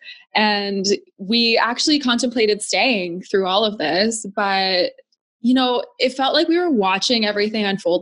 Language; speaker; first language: English; native; English